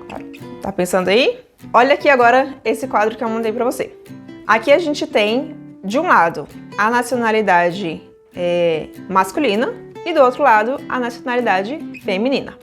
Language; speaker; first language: Portuguese; native; Portuguese